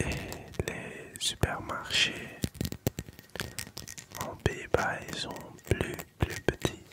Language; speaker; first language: French; non-native, local second language; Dutch